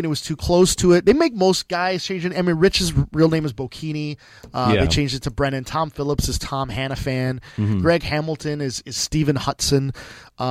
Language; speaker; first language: English; native; English